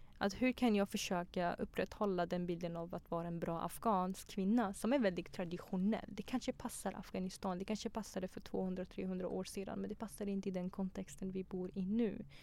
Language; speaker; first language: Swedish; early bilingual, other home language; Persian